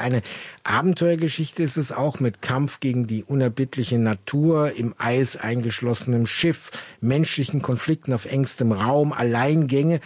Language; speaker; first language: German; native; German